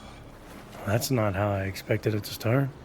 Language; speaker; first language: English; native; English